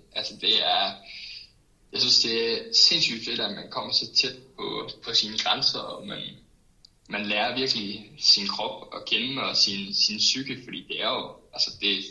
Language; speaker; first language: Danish; native; Danish